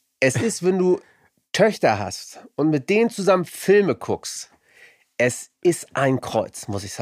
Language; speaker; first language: German; native; German